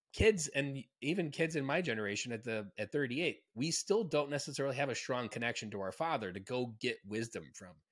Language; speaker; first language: English; native; English